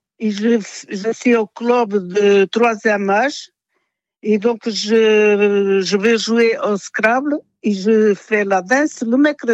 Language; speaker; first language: French; non-native, fluent; Portuguese